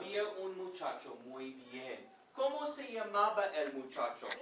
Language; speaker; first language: Spanish; non-native, fluent; English